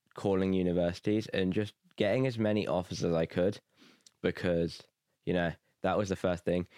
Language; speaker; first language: English; native; English